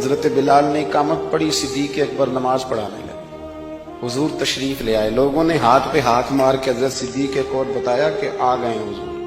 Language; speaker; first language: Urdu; non-native, local second language; Punjabi